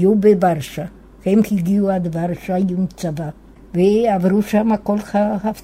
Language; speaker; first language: Hebrew; non-native, fluent; Yiddish